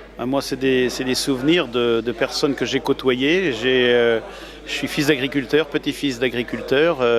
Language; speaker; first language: French; native; French